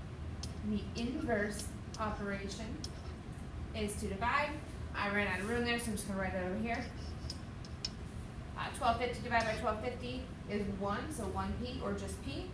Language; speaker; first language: English; native; English